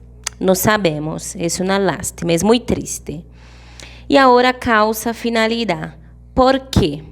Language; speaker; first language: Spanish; non-native, fluent; Portuguese